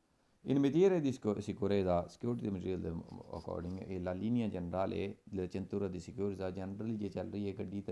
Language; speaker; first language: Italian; non-native, learner; Punjabi